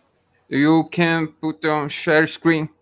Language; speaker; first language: English; non-native, learner; Portuguese